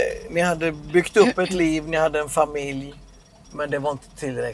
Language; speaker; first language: Swedish; native; Swedish